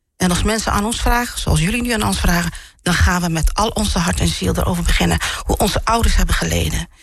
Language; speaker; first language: Dutch; early bilingual, other home language; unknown